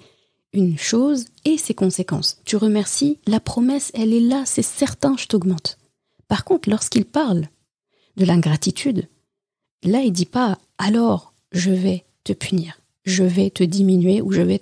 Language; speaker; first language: French; native; French